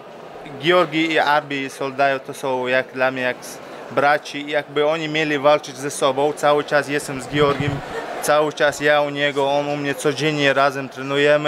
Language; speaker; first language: Polish; non-native, fluent; Chechen